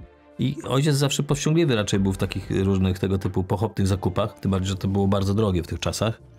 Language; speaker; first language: Polish; native; Polish